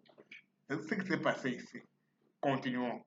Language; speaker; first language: French; non-native, fluent; Portuguese